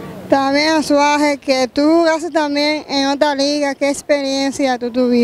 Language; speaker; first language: Spanish; native; Spanish